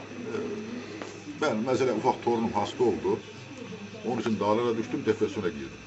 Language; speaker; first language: Turkish; native; Turkish